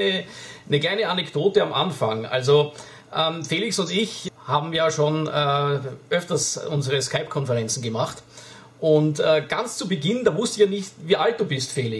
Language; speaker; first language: German; native; German